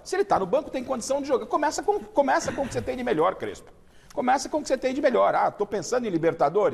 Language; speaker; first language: Portuguese; native; Portuguese